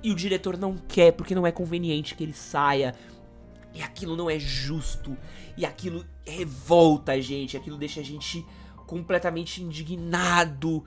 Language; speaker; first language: Portuguese; native; Portuguese